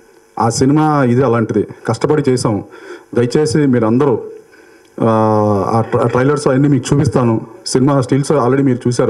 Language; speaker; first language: Telugu; native; Telugu